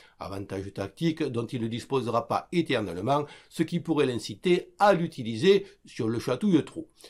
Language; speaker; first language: French; native; French